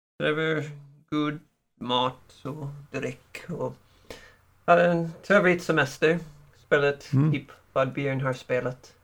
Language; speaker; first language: Swedish; non-native, learner; English